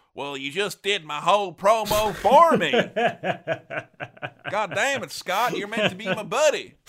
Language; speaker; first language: English; native; English